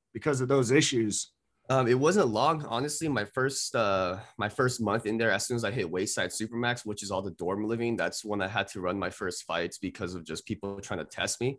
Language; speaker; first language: English; native; English